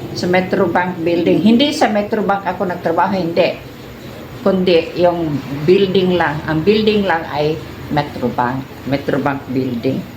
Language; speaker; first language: Filipino; non-native, local second language; Cebuano